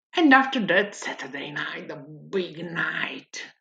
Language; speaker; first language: English; non-native, learner; Italian